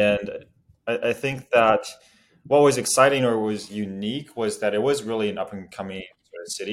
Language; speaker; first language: English; native; English